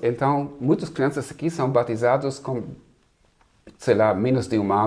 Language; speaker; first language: Portuguese; non-native, fluent; German